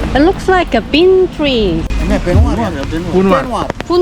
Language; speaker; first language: English; non-native, fluent; Korean